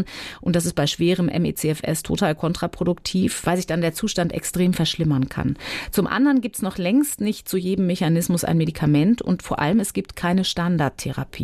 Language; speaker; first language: German; native; German